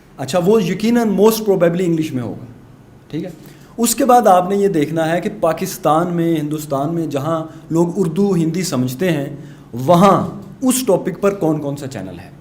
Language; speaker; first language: Urdu; non-native, local second language; Punjabi